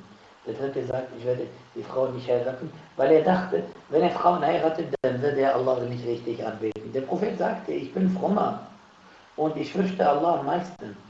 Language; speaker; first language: German; non-native, fluent; Arabic